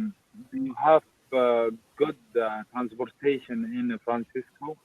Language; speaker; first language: English; non-native, learner; Arabic